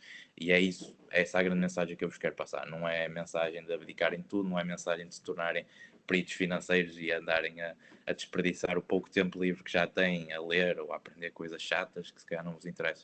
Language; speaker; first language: Portuguese; native; Portuguese